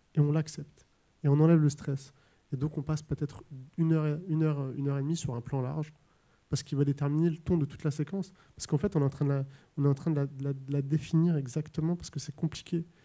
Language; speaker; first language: French; native; French